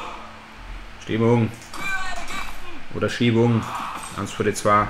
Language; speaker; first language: German; native; German